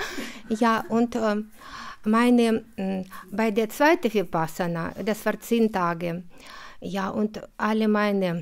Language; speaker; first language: German; non-native, fluent; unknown